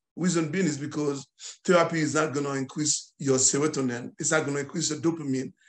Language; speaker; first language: English; non-native, fluent; Haitian Creole